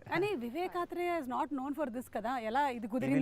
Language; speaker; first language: Telugu; native; Telugu